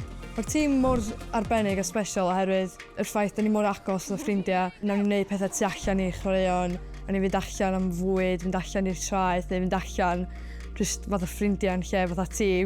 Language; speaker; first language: Welsh; native; Welsh